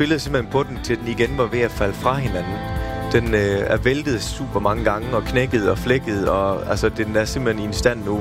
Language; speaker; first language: Danish; native; Danish